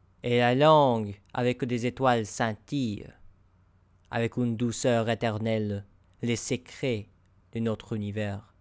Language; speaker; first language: French; non-native, learner; English